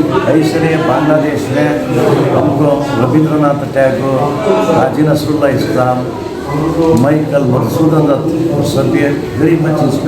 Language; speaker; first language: Hindi; non-native, local second language; Kannada